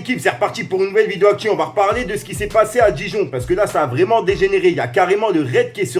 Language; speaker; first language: French; native; French